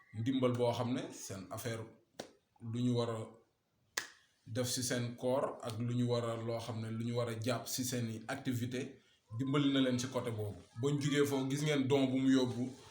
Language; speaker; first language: Wolof; non-native, local second language; Fula